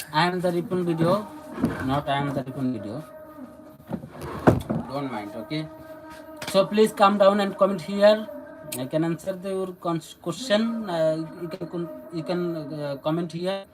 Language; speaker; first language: English; non-native, learner; Bangla